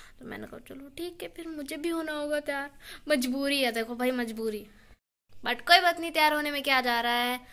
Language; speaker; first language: Hindi; native; Hindi